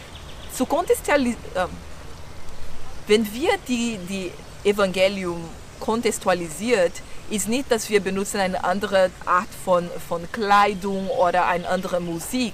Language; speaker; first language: German; non-native, learner; Portuguese